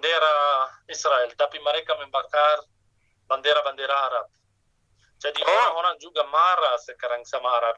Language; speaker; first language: Indonesian; non-native, fluent; Arabic